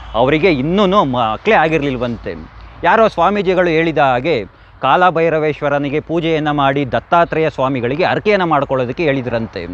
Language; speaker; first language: Kannada; native; Kannada